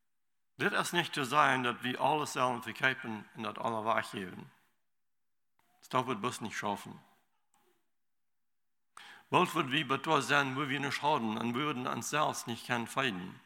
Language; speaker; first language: German; non-native, learner; Low German